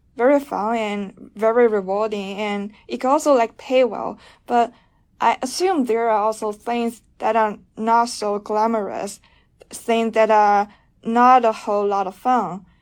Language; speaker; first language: English; non-native, fluent; Polish